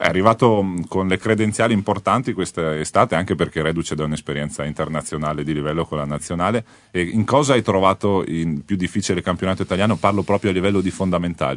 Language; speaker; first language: Italian; native; Italian